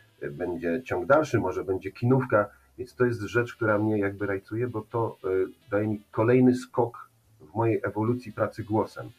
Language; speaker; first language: Polish; native; Polish